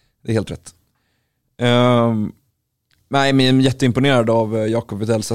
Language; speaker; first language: Swedish; native; Swedish